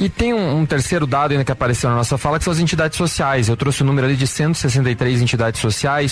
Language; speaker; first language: Portuguese; native; Portuguese